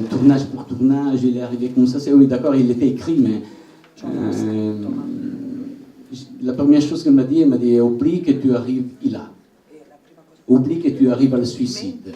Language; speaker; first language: French; non-native, learner; Italian